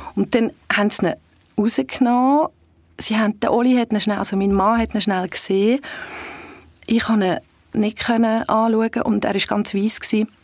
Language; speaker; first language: German; early bilingual, other home language; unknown